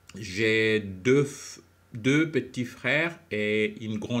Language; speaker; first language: French; non-native, fluent; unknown